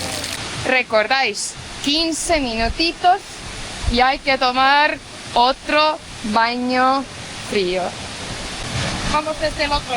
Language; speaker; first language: Spanish; non-native, fluent; Portuguese